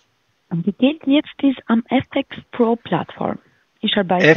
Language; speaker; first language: German; non-native, learner; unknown